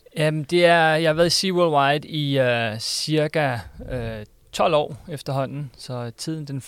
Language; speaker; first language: Danish; native; Danish